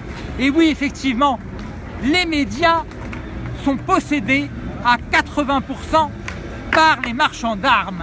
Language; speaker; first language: French; native; French